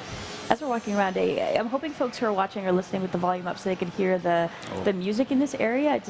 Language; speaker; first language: English; native; English